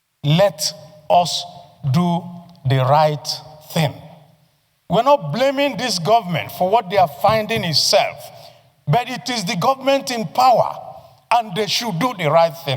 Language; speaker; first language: English; non-native, local second language; Igbo